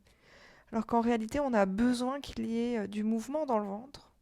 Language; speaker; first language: French; native; French